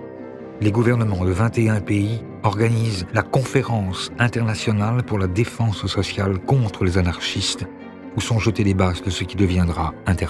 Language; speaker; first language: French; native; French